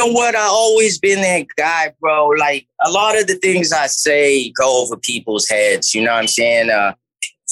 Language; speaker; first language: English; native; English